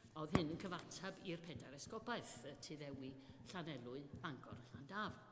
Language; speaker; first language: Welsh; native; Welsh